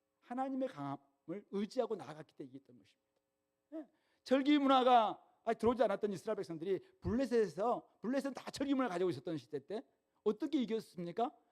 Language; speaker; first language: Korean; native; Korean